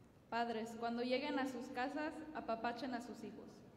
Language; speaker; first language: Spanish; early bilingual, heritage; Spanish